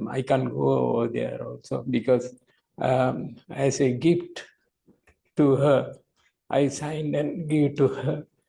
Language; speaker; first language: English; non-native, local second language; Tamil